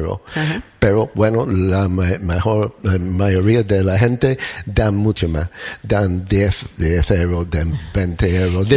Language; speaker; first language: Spanish; non-native, learner; English